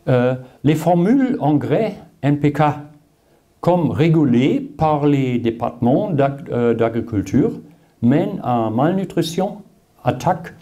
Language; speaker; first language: French; non-native, learner; German